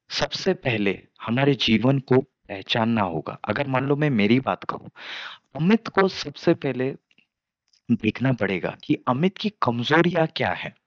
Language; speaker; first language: Hindi; non-native, local second language; Marathi